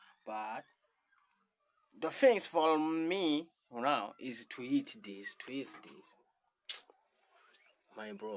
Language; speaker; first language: English; non-native, learner; Rundi